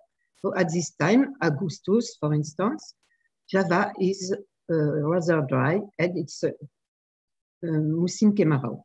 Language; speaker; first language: English; non-native, fluent; French